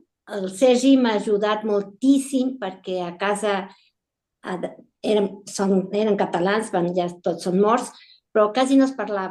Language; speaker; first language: Catalan; early bilingual, heritage; Spanish